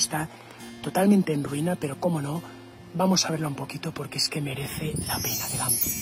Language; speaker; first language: Spanish; native; Spanish